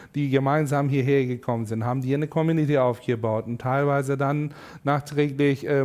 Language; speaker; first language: German; non-native, fluent; Turkish